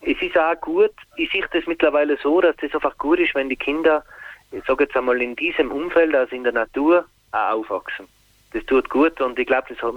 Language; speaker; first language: German; native; German